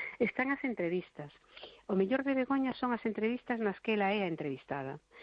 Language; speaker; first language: Galician; non-native, local second language; Spanish